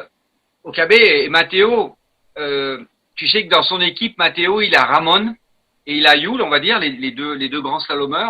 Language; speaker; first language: French; native; French